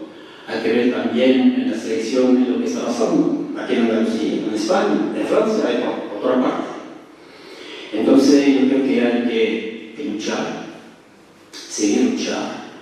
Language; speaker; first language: Spanish; early bilingual, heritage; French